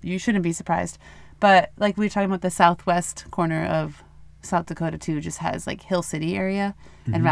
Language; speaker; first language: English; native; English